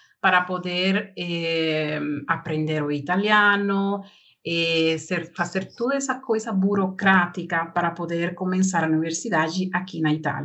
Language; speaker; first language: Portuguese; non-native, learner; Spanish